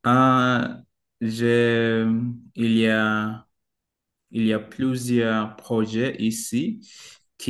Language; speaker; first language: French; non-native, learner; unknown